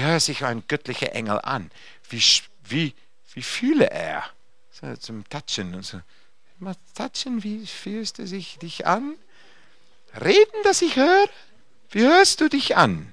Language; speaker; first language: German; non-native, fluent; English